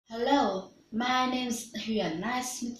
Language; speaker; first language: English; non-native, learner; Vietnamese